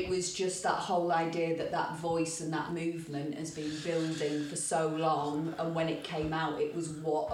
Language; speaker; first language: English; native; English